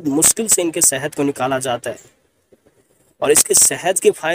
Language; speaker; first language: Hindi; native; Hindi